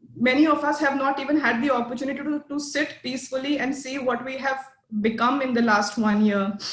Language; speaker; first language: English; non-native, local second language; Hindi